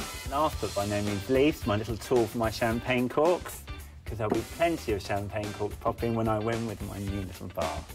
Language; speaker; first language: English; native; English